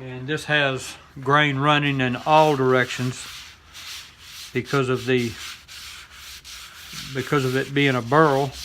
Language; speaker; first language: English; native; English